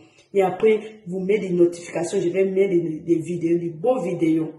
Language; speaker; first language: French; non-native, learner; Portuguese